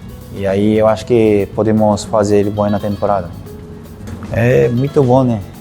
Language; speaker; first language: Portuguese; non-native, learner; Japanese